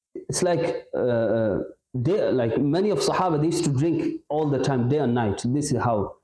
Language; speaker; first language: English; non-native, local second language; Bangla